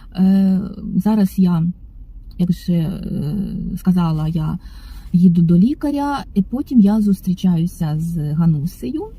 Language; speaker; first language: Ukrainian; non-native, local second language; Russian